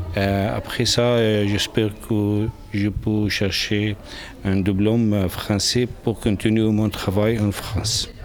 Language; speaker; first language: French; non-native, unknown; Arabic